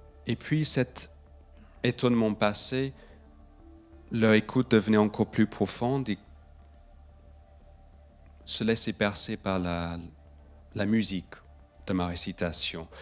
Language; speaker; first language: French; non-native, fluent; English